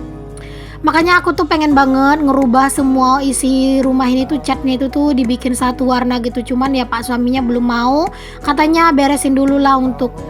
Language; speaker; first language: Indonesian; native; Indonesian